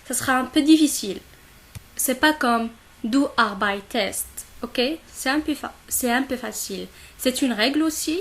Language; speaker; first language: French; non-native, local second language; Arabic